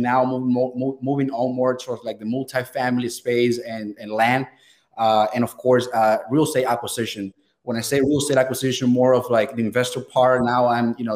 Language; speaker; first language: English; non-native, fluent; Spanish